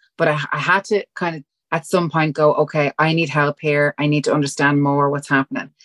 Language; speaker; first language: English; native; English